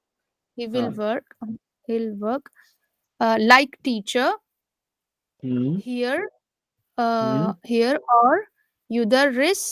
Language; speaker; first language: English; non-native, learner; Urdu